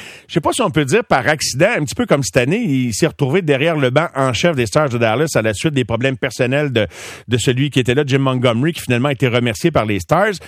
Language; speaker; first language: French; native; French